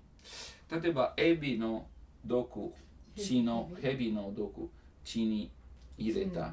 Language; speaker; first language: Japanese; non-native, learner; Italian